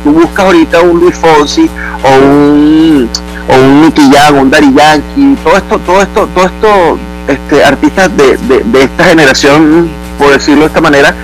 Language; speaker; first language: Spanish; native; Spanish